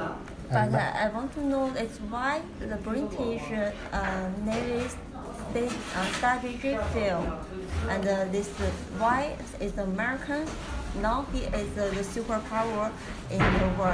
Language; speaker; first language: English; non-native, learner; Chinese